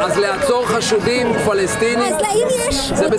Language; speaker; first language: Hebrew; native; Hebrew